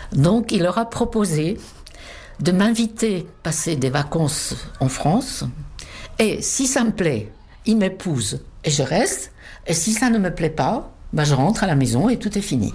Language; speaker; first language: French; non-native, fluent; Czech